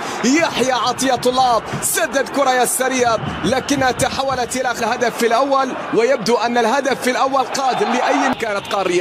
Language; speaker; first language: Arabic; native; Arabic